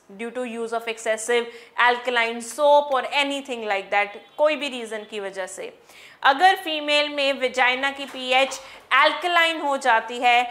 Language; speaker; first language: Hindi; non-native, local second language; Punjabi